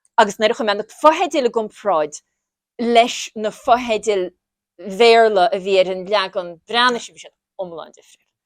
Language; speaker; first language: Irish; native; Irish